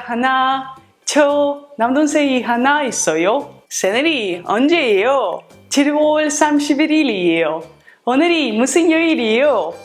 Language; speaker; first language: Korean; non-native, learner; Russian